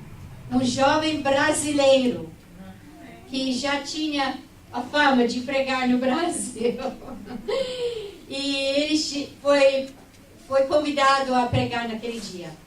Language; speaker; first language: Portuguese; non-native, fluent; English